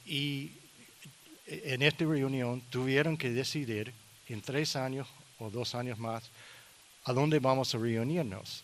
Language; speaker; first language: Spanish; non-native, learner; English